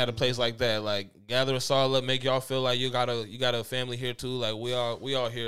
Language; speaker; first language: English; native; English